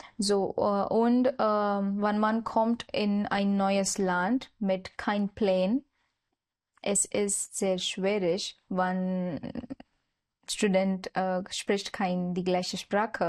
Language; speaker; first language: German; non-native, learner; Marathi